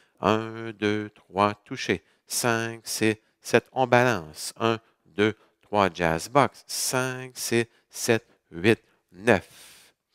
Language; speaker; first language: French; native; French